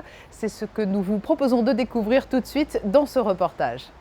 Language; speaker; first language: French; native; French